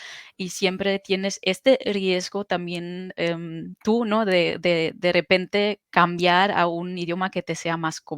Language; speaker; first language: Spanish; non-native, fluent; German